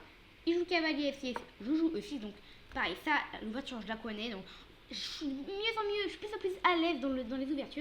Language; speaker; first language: French; native; French